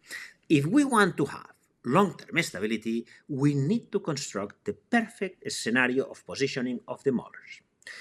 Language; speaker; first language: English; non-native, fluent; Spanish